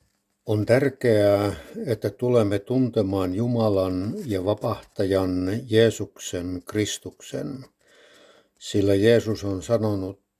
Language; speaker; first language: Finnish; native; Finnish